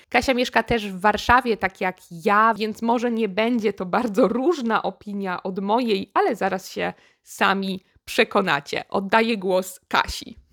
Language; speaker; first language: Polish; native; Polish